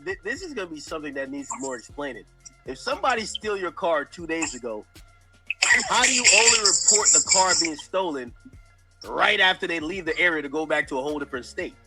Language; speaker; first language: English; native; English